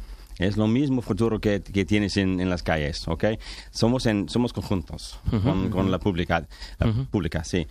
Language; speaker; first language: Spanish; non-native, learner; English